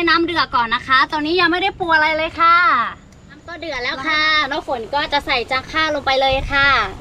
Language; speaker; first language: Thai; non-native, local second language; Lahu